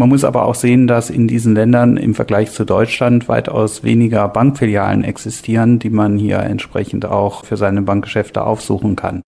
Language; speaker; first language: German; native; German